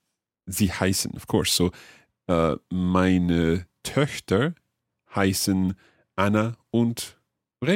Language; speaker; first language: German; non-native, learner; English